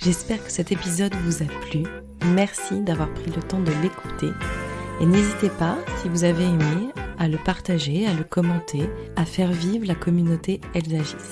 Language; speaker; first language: French; native; French